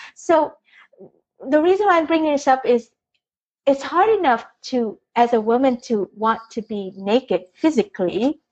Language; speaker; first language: English; early bilingual, other home language; Vietnamese